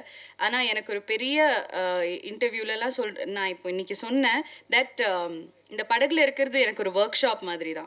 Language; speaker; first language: Tamil; non-native, local second language; Malayalam